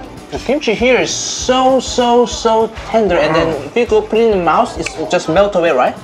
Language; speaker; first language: English; non-native, fluent; Korean